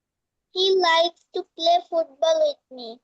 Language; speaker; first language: English; non-native, learner; Bangla